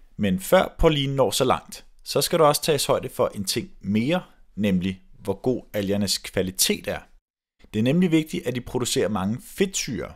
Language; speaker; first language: Danish; native; Danish